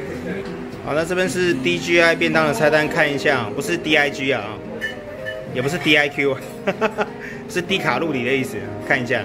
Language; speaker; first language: Chinese; native; Chinese